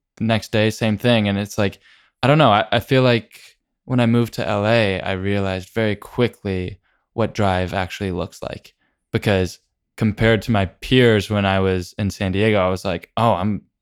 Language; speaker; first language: English; native; English